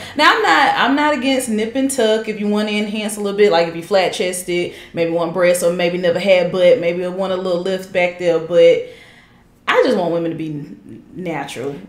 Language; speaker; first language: English; native; English